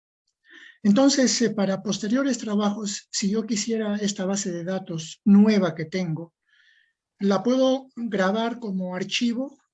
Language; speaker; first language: Spanish; native; Spanish